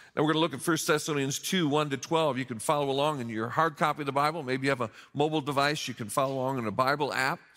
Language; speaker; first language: English; native; English